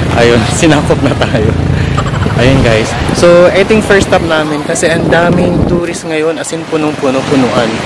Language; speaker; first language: Filipino; native; Filipino